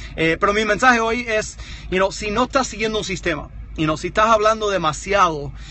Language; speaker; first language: Spanish; early bilingual, heritage; Spanish